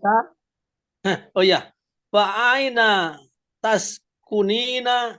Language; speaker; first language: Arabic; non-native, learner; Indonesian